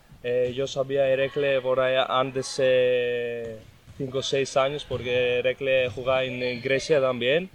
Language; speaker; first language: Spanish; non-native, learner; Greek